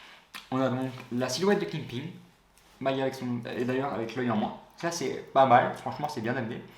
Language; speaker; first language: French; native; French